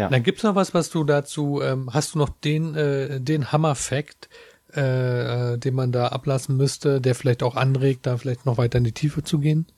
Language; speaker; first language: German; native; German